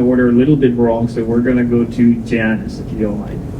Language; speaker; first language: English; early bilingual, other home language; Cantonese